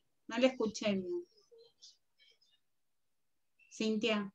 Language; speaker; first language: Spanish; native; Spanish